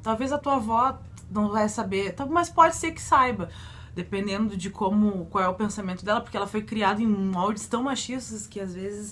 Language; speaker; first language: Portuguese; native; Portuguese